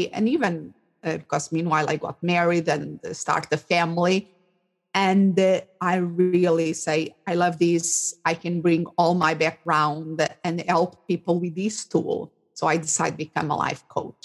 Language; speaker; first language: English; non-native, fluent; Portuguese